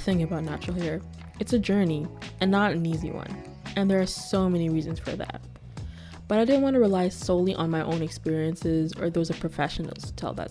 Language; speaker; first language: English; native; English